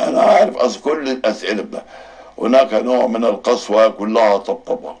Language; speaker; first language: Arabic; native; Arabic